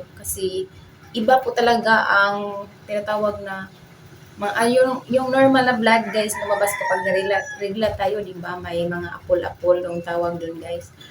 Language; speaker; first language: Filipino; non-native, local second language; Cebuano